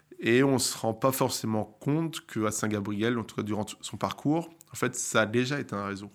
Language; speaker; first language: French; native; French